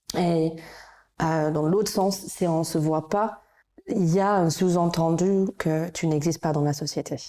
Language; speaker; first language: French; non-native, fluent; English